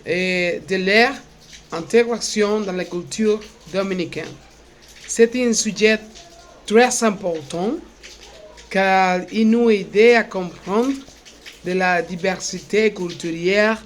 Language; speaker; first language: French; non-native, learner; Spanish